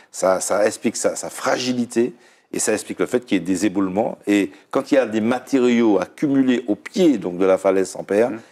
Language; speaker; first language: French; native; French